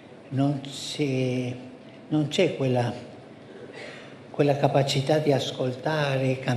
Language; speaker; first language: Italian; non-native, fluent; Spanish